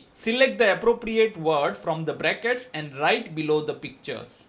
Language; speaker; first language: English; non-native, local second language; Gujarati